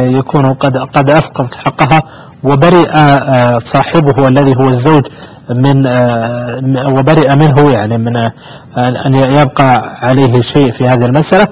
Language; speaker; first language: Arabic; native; Arabic